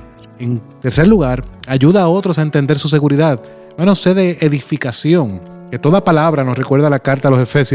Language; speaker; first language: Spanish; native; Spanish